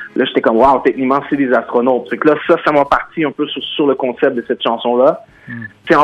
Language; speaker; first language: French; native; French